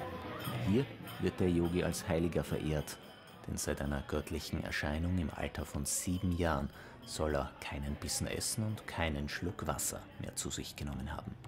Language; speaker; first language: German; native; German